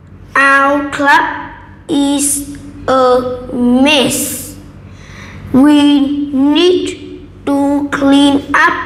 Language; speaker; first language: English; non-native, learner; Vietnamese